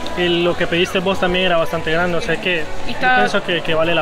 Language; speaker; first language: Spanish; native; Spanish